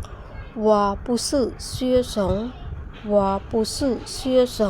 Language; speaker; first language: Chinese; non-native, fluent; Khmer